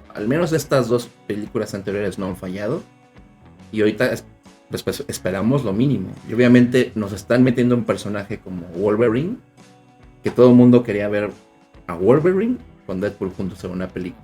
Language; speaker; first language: Spanish; native; Spanish